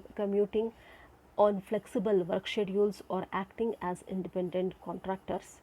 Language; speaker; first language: English; non-native, local second language; Kannada